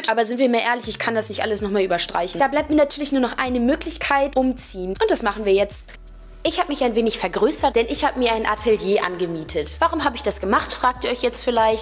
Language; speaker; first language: German; native; German